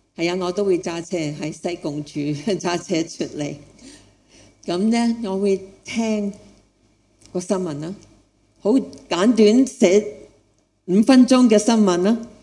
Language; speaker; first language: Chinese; non-native, fluent; English